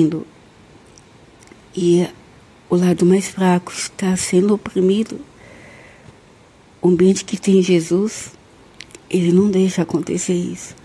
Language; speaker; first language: Portuguese; native; Portuguese